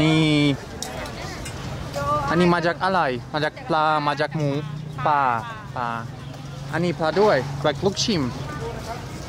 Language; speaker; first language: Thai; non-native, learner; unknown